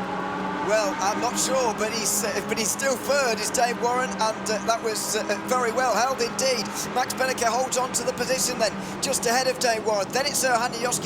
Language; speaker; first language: English; native; English